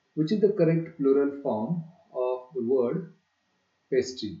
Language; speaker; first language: English; non-native, local second language; Marathi